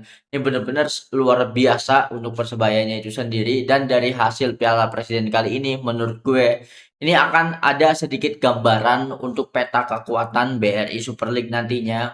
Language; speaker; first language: Indonesian; native; Indonesian